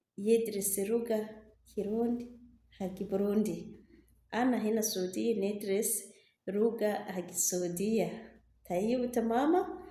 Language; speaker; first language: Arabic; non-native, learner; Rundi